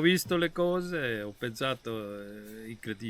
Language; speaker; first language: Italian; non-native, fluent; German